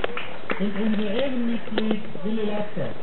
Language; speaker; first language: German; native; German